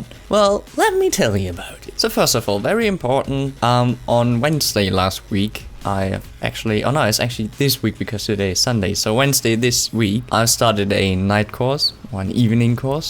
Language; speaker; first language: English; non-native, fluent; German